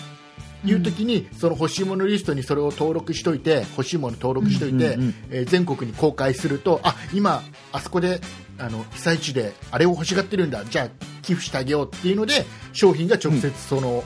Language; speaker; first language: Japanese; native; Japanese